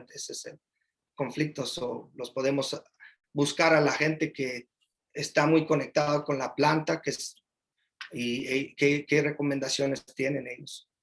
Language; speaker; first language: Spanish; early bilingual, heritage; English